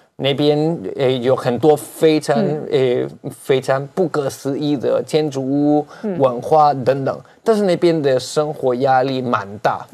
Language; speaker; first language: Chinese; non-native, fluent; Spanish